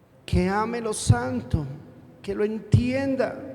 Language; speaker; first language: Spanish; native; Spanish